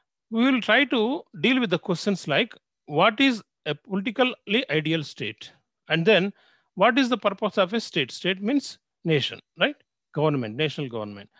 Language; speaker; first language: English; non-native, local second language; Telugu